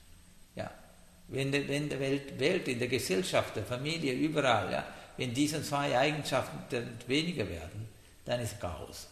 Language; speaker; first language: German; non-native, learner; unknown